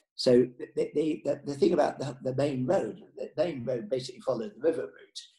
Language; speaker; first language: English; native; English